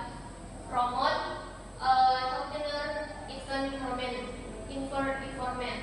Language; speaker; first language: English; non-native, learner; Indonesian